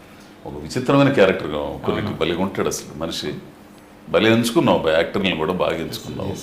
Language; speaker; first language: Telugu; native; Telugu